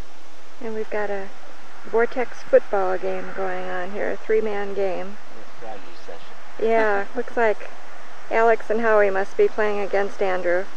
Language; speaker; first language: English; native; English